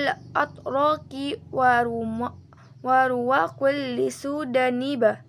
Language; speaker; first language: Arabic; non-native, learner; Indonesian